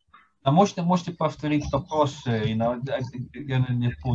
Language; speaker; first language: Russian; non-native, fluent; Dutch